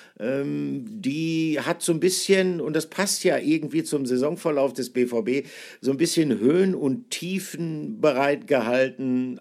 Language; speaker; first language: German; native; German